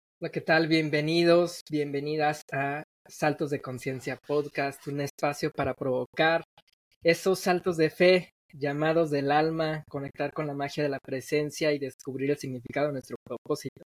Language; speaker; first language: Spanish; native; Spanish